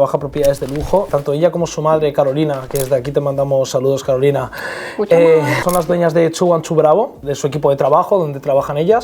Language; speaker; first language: Spanish; native; Spanish